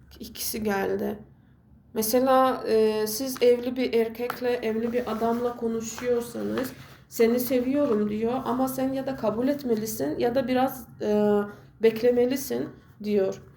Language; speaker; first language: Turkish; non-native, fluent; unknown